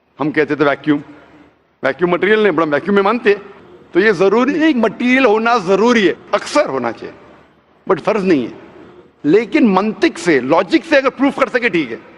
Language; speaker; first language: Hindi; non-native, local second language; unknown